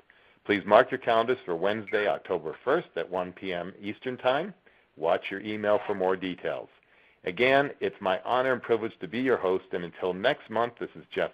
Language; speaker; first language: English; native; English